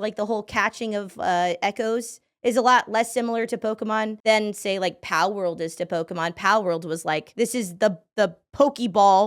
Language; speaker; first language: English; native; English